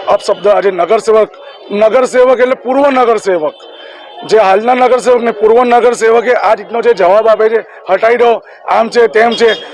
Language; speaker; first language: Gujarati; native; Gujarati